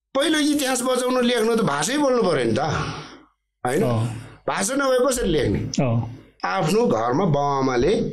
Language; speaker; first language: Nepali; non-native, local second language; Eastern Tamang